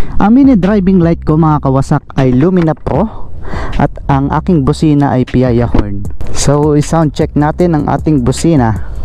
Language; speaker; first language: Filipino; native; Filipino